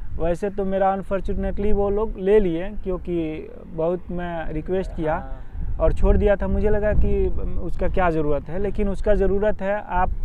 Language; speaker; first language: Hindi; native; Hindi